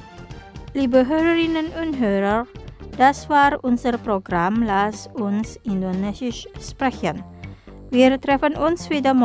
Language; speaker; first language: German; non-native, fluent; Indonesian